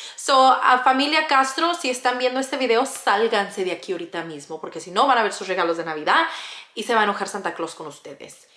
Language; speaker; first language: Spanish; early bilingual, heritage; Spanish